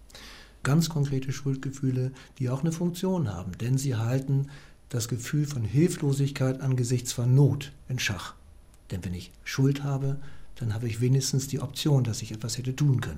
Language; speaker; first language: German; native; German